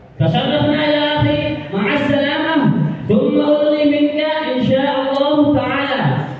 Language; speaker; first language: Arabic; non-native, learner; Urdu